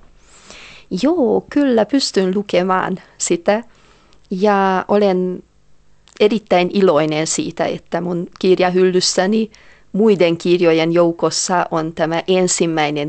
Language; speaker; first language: Finnish; non-native, fluent; Hungarian